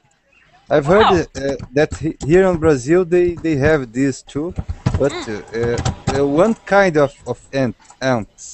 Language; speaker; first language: English; non-native, learner; Portuguese